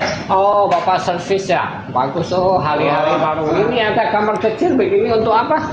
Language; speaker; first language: Indonesian; non-native, local second language; Hakka Chinese